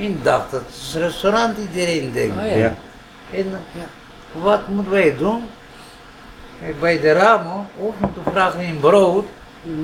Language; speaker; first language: Dutch; non-native, learner; Greek